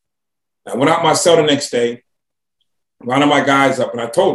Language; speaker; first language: English; native; English